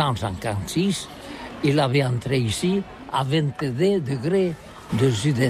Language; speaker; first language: French; non-native, learner; Catalan